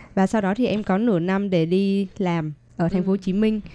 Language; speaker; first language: Vietnamese; native; Vietnamese